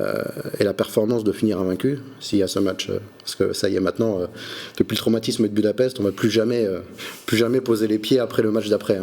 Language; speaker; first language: French; native; French